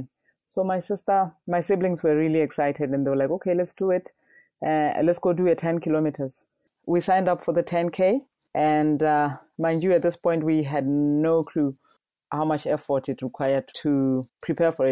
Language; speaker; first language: English; non-native, local second language; Tswana